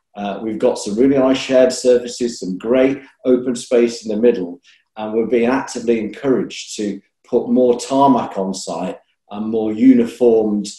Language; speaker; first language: English; native; English